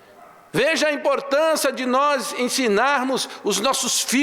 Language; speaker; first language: Portuguese; native; Portuguese